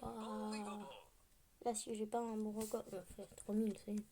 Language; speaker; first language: French; native; French